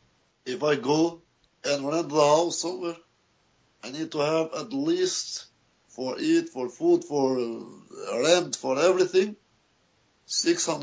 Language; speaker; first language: English; non-native, learner; Albanian